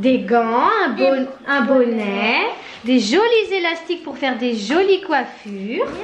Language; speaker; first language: French; native; French